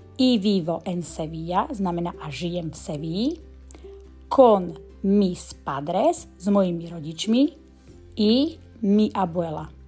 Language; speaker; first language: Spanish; non-native, fluent; Slovak